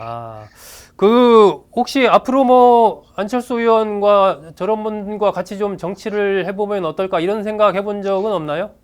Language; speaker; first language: Korean; native; Korean